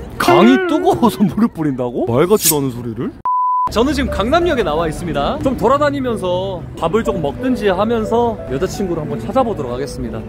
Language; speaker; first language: Korean; native; Korean